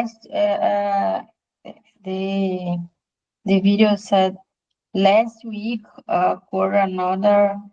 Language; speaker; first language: English; non-native, learner; Portuguese